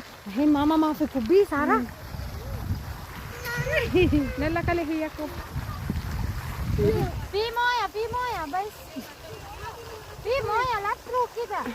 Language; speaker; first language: Arabic; non-native, learner; Filipino